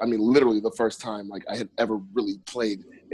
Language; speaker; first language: English; native; English